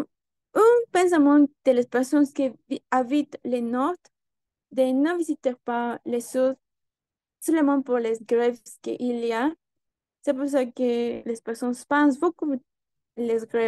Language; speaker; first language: French; non-native, learner; Spanish